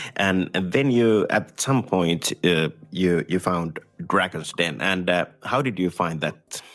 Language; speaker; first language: English; non-native, fluent; Finnish